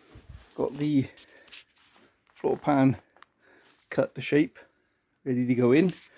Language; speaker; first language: English; native; English